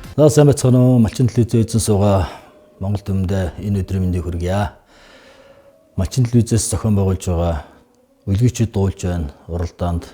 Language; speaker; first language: Mongolian; non-native, local second language; Kazakh